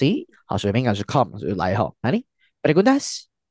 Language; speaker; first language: Spanish; non-native, fluent; Chinese